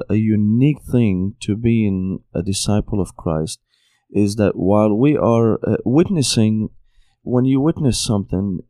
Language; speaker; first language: English; non-native, fluent; Arabic